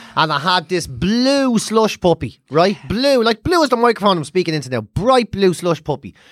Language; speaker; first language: English; native; English